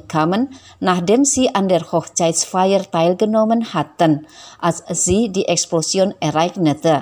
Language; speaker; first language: German; non-native, fluent; Indonesian